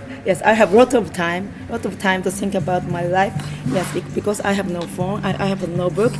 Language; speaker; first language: English; non-native, learner; Japanese